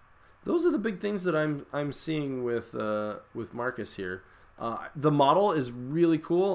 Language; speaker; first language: English; native; English